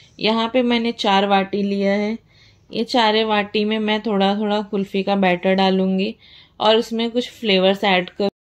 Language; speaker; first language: Hindi; native; Hindi